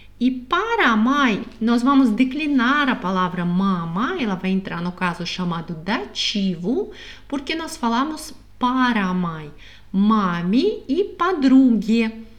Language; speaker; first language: Portuguese; non-native, fluent; Russian